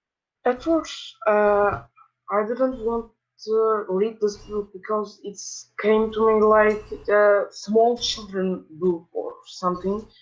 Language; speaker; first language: English; non-native, learner; Turkish